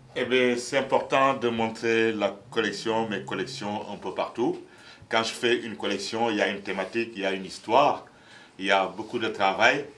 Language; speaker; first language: French; non-native, local second language; Wolof